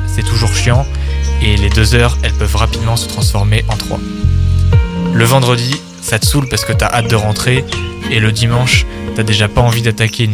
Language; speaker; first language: French; native; French